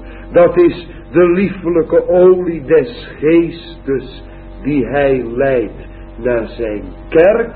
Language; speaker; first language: Dutch; native; Dutch